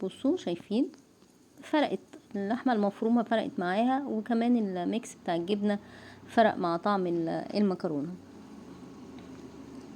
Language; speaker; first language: Arabic; native; Arabic